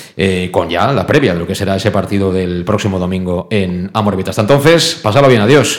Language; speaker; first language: Spanish; non-native, local second language; Catalan